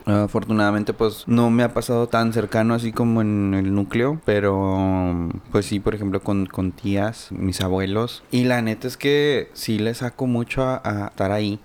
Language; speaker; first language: Spanish; native; Spanish